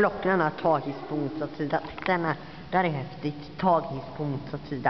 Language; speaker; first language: Swedish; native; Swedish